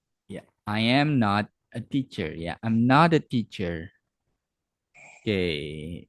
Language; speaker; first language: English; non-native, fluent; Indonesian